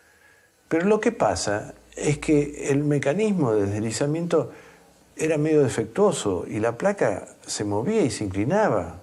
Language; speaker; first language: Spanish; native; Spanish